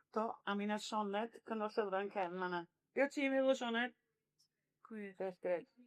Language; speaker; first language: Welsh; native; Welsh